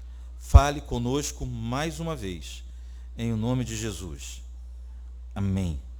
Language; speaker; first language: Portuguese; native; Portuguese